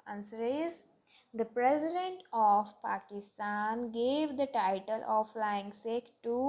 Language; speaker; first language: English; non-native, local second language; Punjabi